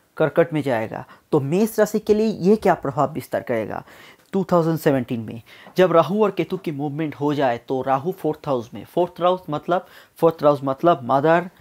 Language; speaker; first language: Hindi; non-native, local second language; Bangla